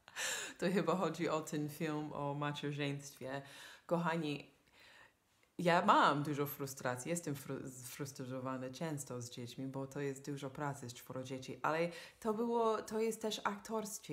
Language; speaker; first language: Polish; non-native, fluent; English